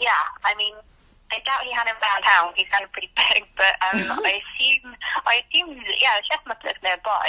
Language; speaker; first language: English; native; English